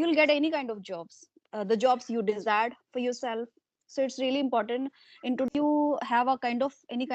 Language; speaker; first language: English; non-native, local second language; Hindi